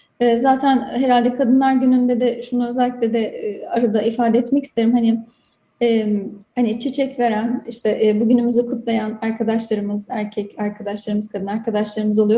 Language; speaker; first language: Turkish; native; Turkish